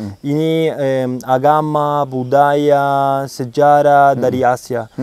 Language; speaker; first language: Indonesian; non-native, learner; Spanish